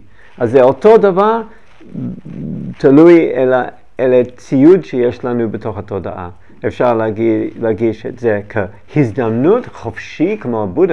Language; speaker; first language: Hebrew; non-native, learner; English